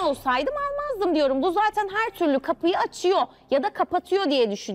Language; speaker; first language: Turkish; native; Turkish